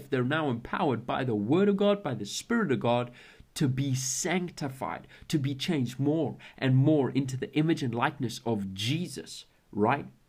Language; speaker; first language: English; native; English